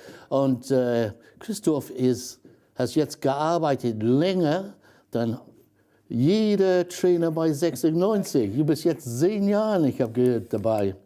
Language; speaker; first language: German; non-native, fluent; English